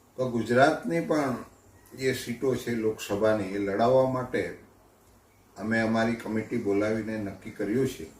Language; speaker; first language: Gujarati; non-native, local second language; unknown